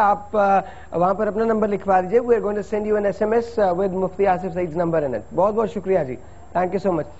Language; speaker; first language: Urdu; native; Urdu